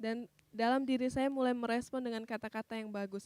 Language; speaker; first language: Indonesian; native; Indonesian